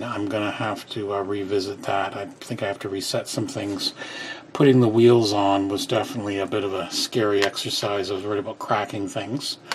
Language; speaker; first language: English; native; English